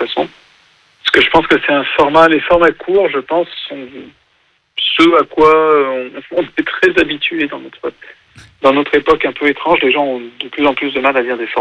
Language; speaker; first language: French; native; French